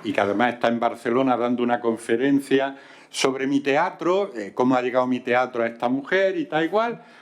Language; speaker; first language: Spanish; native; Spanish